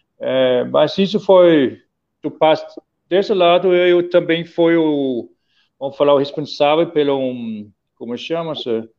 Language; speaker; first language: Portuguese; non-native, fluent; Danish